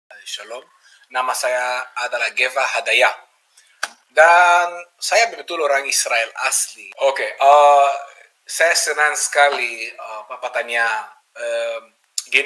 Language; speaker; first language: Indonesian; non-native, fluent; Hebrew